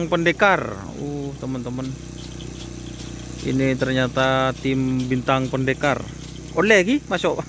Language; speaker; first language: Indonesian; non-native, local second language; Madurese